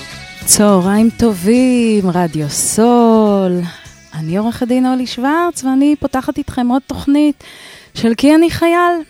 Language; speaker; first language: Hebrew; native; Hebrew